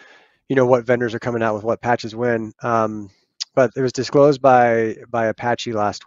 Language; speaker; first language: English; native; English